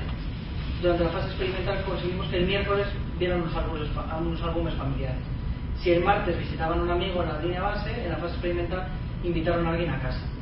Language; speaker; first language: Spanish; native; Spanish